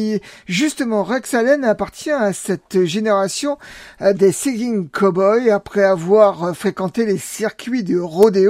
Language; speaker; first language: French; native; French